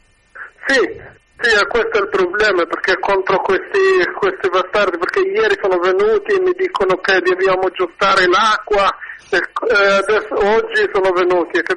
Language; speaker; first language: Italian; non-native, learner; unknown